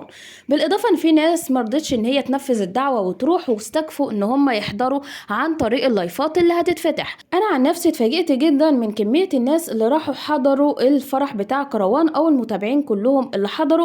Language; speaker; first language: Arabic; native; Arabic